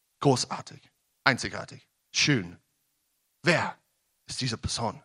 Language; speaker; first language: German; non-native, learner; English